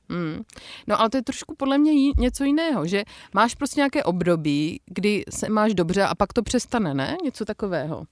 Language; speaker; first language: Czech; native; Czech